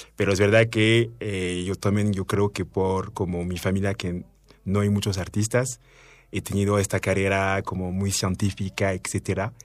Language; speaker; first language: Spanish; non-native, fluent; French